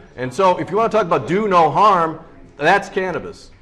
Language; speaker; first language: English; native; English